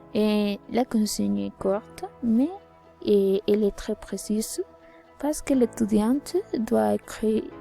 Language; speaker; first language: French; non-native, learner; Spanish